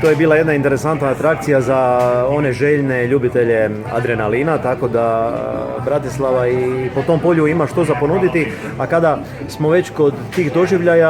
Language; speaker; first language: Croatian; native; Croatian